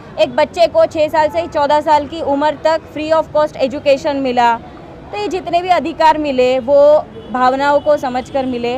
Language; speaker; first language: Hindi; non-native, local second language; Marathi